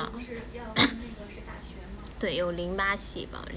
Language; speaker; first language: Chinese; native; Chinese